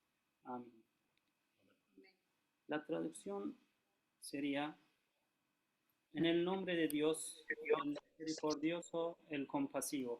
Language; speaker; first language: Spanish; non-native, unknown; Turkish